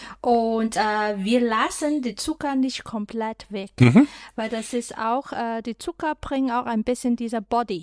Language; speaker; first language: German; non-native, fluent; Chinese